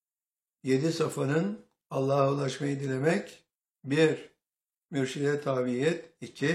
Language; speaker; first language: Turkish; native; Turkish